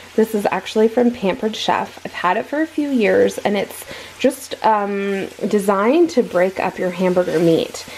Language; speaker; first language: English; native; English